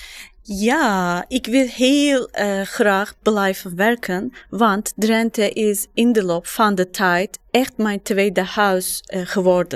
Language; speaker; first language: Dutch; non-native, learner; Turkish